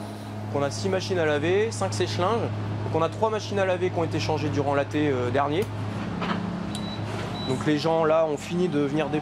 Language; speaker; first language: French; native; French